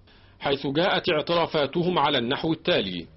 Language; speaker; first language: Arabic; native; Arabic